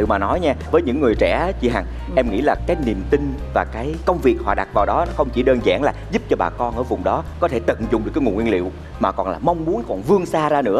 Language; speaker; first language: Vietnamese; native; Vietnamese